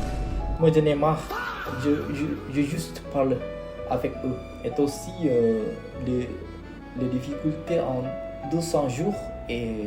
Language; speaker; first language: French; non-native, learner; Indonesian